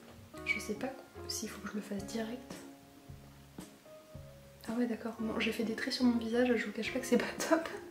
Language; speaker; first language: French; native; French